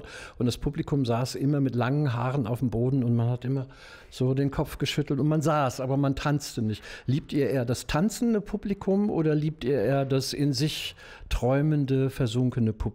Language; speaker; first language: German; native; German